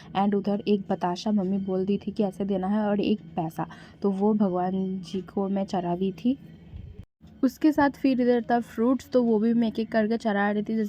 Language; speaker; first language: Hindi; non-native, local second language; Bangla